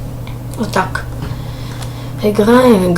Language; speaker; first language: Russian; early bilingual, heritage; Russian